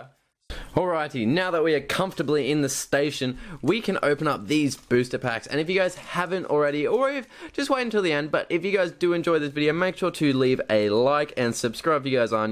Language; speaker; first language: English; native; English